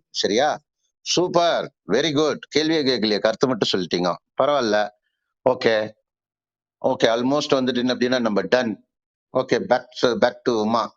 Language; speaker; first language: Tamil; native; Tamil